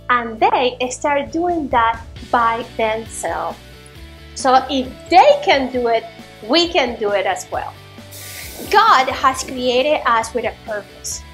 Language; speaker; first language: English; non-native, fluent; Spanish